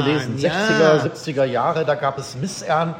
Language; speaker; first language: German; native; German